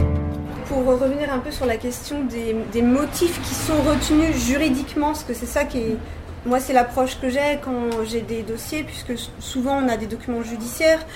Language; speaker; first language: French; native; French